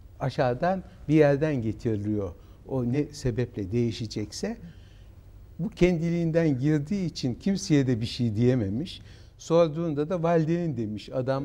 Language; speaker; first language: Turkish; native; Turkish